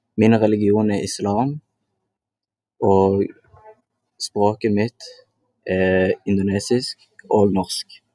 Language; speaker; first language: Norwegian; early bilingual, other home language; Indonesian